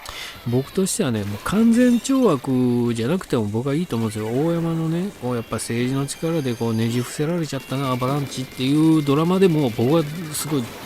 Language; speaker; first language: Japanese; native; Japanese